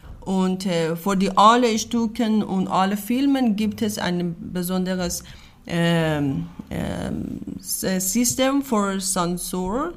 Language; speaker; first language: German; non-native, learner; Persian